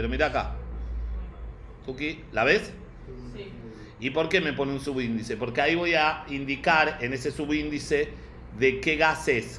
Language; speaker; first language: Spanish; native; Spanish